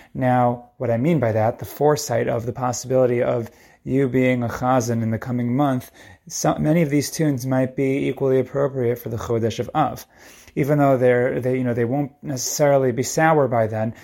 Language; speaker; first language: English; native; English